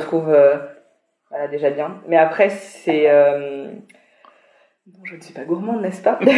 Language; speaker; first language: French; native; French